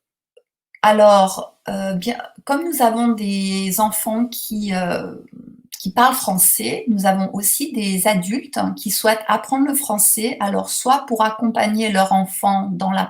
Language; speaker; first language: French; native; French